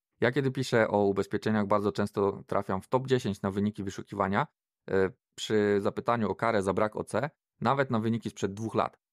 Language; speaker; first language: Polish; native; Polish